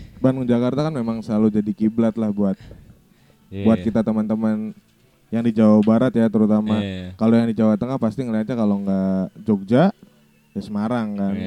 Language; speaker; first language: Indonesian; native; Indonesian